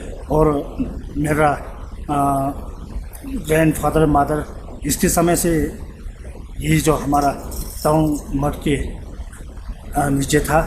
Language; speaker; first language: Hindi; non-native, local second language; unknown